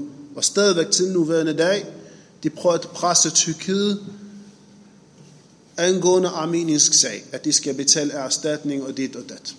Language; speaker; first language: Danish; non-native, fluent; Arabic